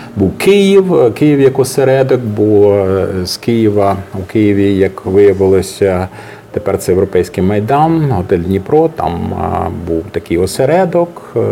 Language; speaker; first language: Ukrainian; native; Ukrainian